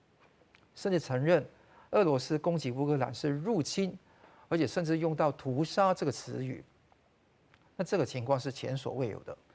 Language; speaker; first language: Chinese; non-native, local second language; Cantonese